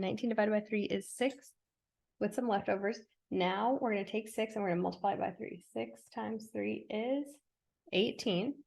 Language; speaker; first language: English; native; English